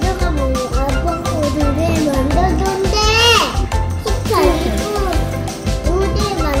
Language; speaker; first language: Korean; early bilingual, heritage; Korean